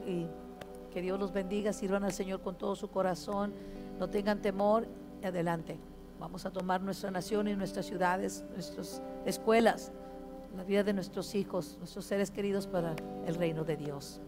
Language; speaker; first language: Spanish; early bilingual, heritage; Spanish